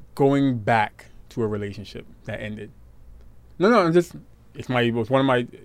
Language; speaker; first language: English; native; English